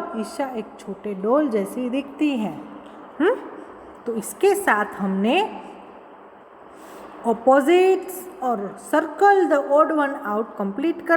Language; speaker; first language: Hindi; native; Hindi